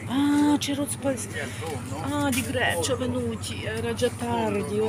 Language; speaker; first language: Italian; non-native, fluent; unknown